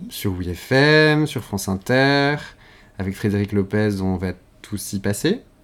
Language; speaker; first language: French; native; French